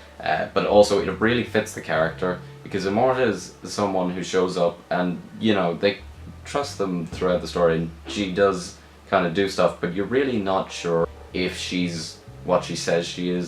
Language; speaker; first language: English; native; English